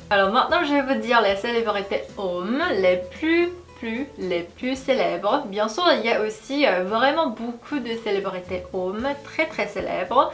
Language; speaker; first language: French; non-native, fluent; Korean